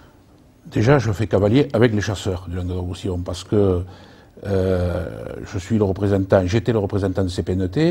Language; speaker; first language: French; native; French